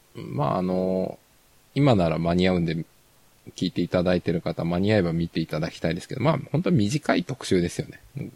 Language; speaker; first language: Japanese; native; Japanese